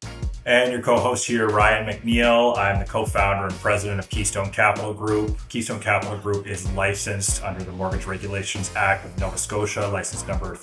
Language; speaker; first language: English; native; English